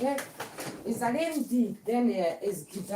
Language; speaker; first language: Dutch; non-native, learner; Kikuyu